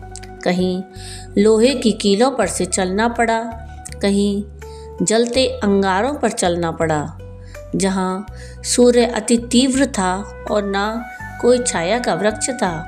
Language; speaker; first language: Hindi; native; Hindi